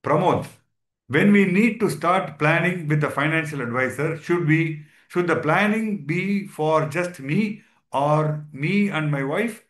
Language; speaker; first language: English; non-native, local second language; Tamil